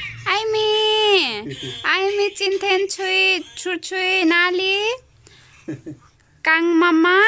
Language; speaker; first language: Chinese; non-native, learner; Nepali